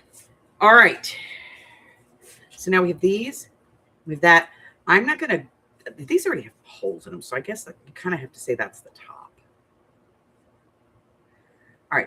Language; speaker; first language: English; native; English